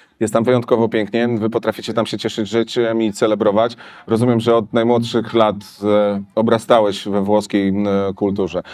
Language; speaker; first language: Polish; native; Polish